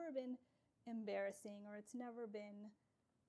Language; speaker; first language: English; non-native, local second language; Urdu